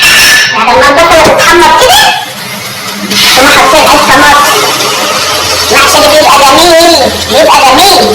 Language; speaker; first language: Arabic; native; Arabic